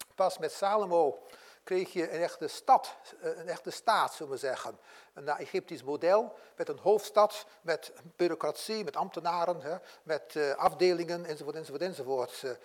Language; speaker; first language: Dutch; native; Dutch